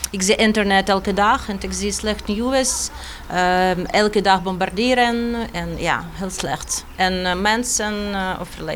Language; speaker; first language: Dutch; non-native, learner; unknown